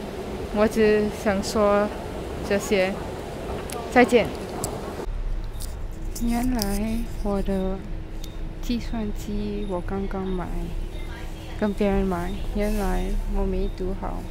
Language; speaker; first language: Chinese; non-native, local second language; English